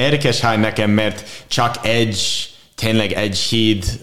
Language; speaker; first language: Hungarian; non-native, learner; English